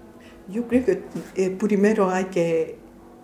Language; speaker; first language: Spanish; non-native, fluent; Japanese